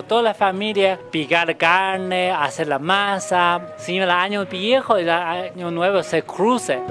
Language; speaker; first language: Spanish; non-native, learner; Chinese